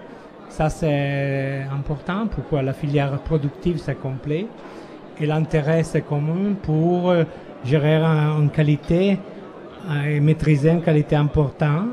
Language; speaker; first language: French; non-native, fluent; Italian